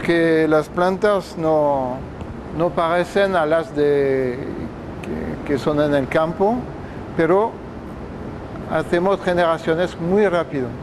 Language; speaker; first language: Spanish; non-native, fluent; French